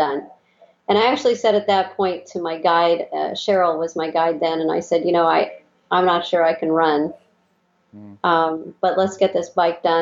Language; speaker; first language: English; native; English